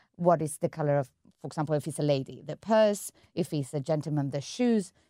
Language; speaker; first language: English; non-native, fluent; Spanish